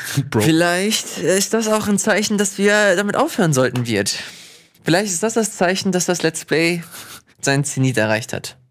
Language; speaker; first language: German; native; German